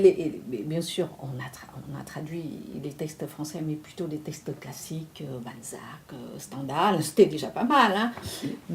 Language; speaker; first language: French; non-native, fluent; Vietnamese